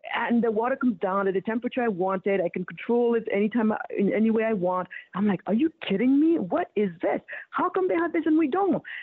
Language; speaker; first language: English; early bilingual, other home language; Wolof